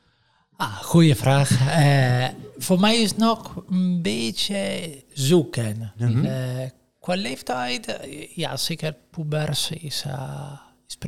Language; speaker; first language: Dutch; non-native, fluent; Italian